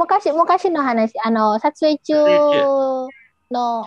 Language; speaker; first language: Japanese; non-native, learner; Indonesian